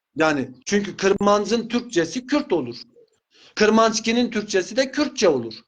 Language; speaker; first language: Turkish; non-native, local second language; Zaza